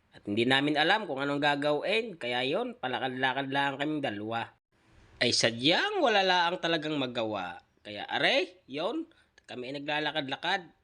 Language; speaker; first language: Filipino; native; Filipino